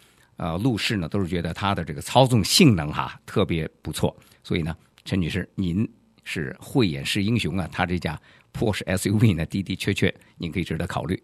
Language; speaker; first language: Chinese; native; Chinese